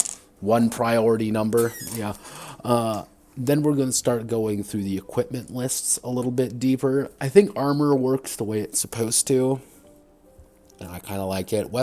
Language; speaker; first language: English; native; English